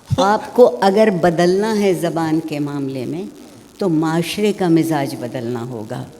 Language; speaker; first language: Urdu; native; Urdu